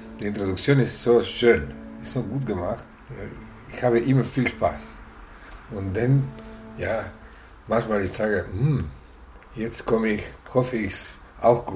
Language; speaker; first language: German; non-native, learner; Spanish